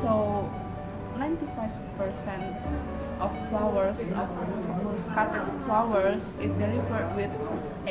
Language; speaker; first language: English; non-native, learner; Indonesian